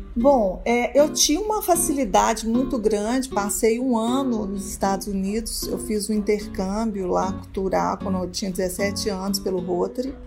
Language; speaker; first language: Portuguese; native; Portuguese